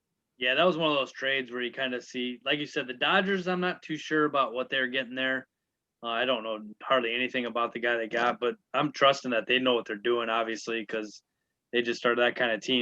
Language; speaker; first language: English; native; English